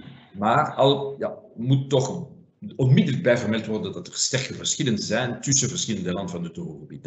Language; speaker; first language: Dutch; non-native, fluent; French